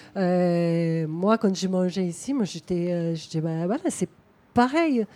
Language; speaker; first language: French; non-native, fluent; Portuguese